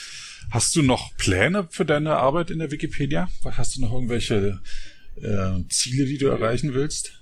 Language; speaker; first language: German; native; German